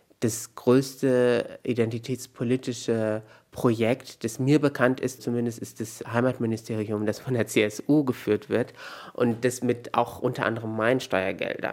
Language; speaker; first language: German; native; German